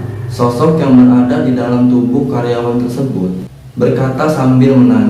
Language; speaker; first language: Indonesian; native; Indonesian